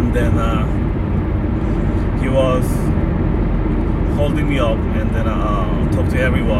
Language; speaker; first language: English; non-native, fluent; Korean